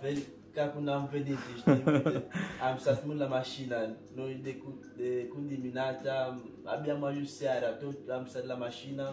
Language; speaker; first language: Romanian; non-native, learner; Swahili